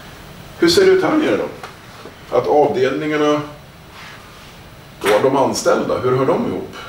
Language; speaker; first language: Swedish; native; Swedish